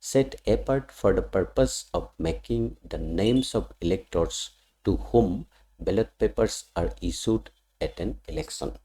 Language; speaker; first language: English; non-native, local second language; Assamese